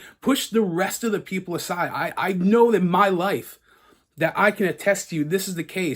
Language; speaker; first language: English; native; English